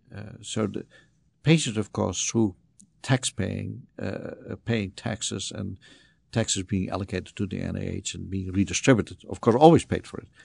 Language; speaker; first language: English; non-native, fluent; Dutch